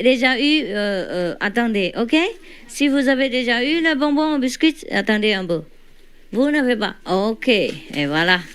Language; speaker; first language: French; non-native, learner; Vietnamese